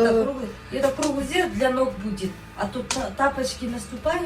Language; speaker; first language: Russian; native; Russian